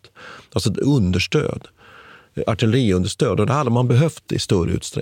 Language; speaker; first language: Swedish; native; Swedish